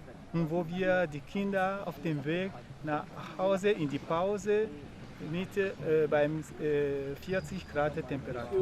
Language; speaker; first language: German; non-native, fluent; Ewe